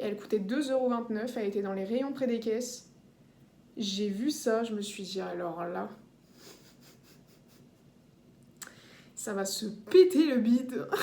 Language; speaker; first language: French; native; French